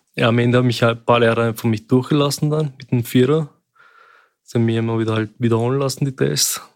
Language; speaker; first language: German; early bilingual, other home language; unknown